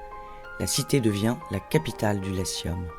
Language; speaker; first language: French; native; French